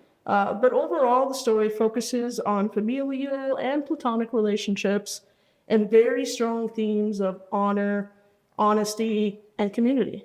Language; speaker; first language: English; native; English